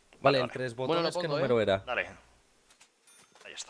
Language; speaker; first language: Spanish; native; Spanish